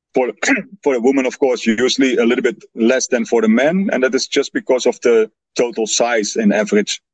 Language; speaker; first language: English; non-native, fluent; Dutch